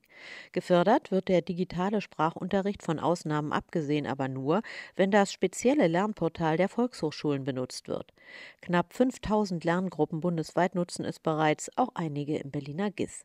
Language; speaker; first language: German; native; German